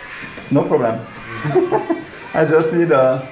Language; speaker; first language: English; non-native, learner; French